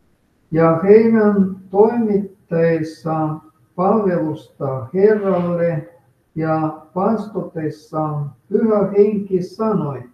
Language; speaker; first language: Finnish; non-native, fluent; Russian